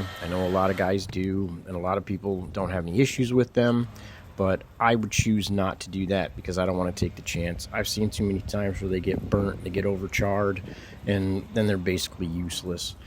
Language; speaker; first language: English; native; English